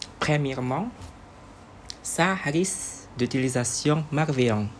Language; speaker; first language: French; non-native, learner; Indonesian